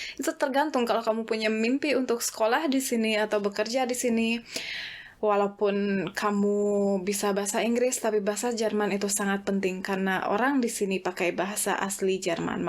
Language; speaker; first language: Indonesian; native; Indonesian